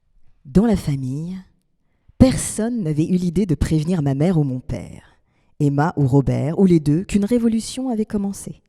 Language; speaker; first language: French; native; French